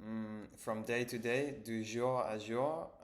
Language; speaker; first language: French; non-native, learner; English